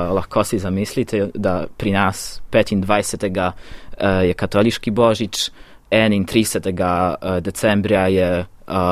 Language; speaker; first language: Slovenian; non-native, fluent; Polish